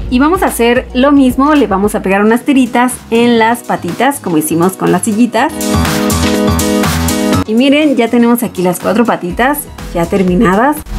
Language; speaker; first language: Spanish; native; Spanish